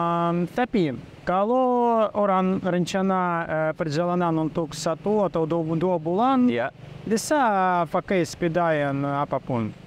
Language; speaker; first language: Indonesian; non-native, learner; Russian